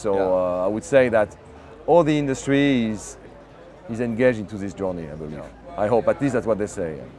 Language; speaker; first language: English; non-native, fluent; French